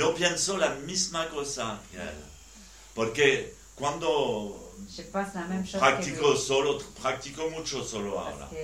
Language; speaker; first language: Spanish; non-native, learner; French